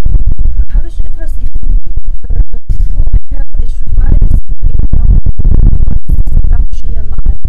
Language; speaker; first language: German; non-native, learner; Arabic